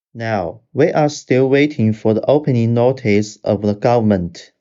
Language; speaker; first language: English; non-native, fluent; Chinese